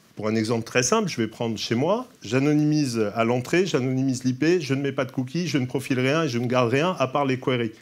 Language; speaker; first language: French; native; French